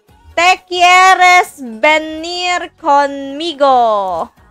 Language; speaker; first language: Spanish; non-native, learner; Filipino